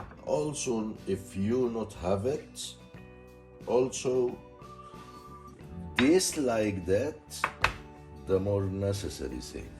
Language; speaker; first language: English; non-native, learner; Arabic